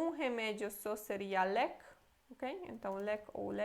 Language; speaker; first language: Portuguese; non-native, fluent; Polish